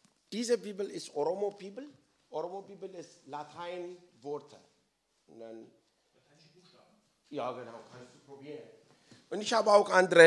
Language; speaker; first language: German; non-native, learner; Oromo